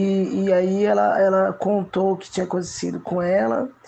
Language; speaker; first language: Portuguese; native; Portuguese